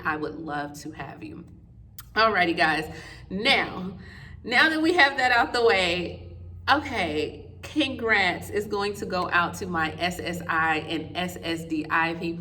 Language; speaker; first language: English; native; English